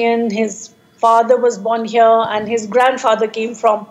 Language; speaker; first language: English; non-native, local second language; Punjabi